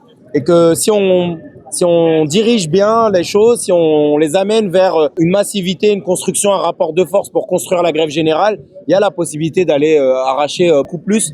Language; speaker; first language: French; native; French